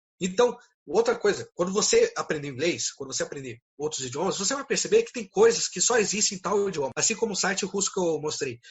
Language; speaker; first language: Portuguese; native; Portuguese